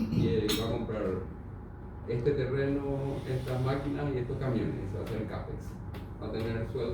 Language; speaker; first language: Spanish; native; Spanish